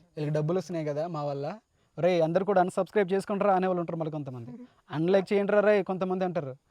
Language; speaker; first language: Telugu; native; Telugu